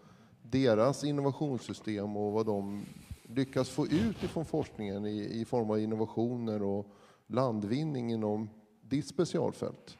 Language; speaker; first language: Swedish; native; Swedish